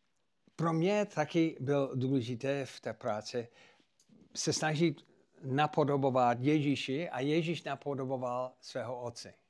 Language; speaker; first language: Czech; non-native, fluent; English